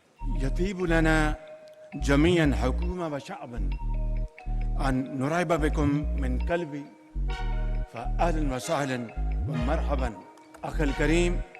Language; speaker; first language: Arabic; non-native, fluent; Urdu